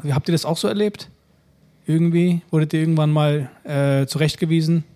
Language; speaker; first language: German; early bilingual, other home language; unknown